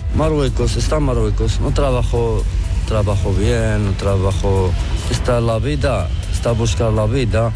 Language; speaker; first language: Spanish; non-native, learner; Arabic